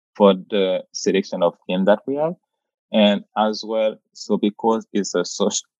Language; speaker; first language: English; non-native, fluent; Haitian Creole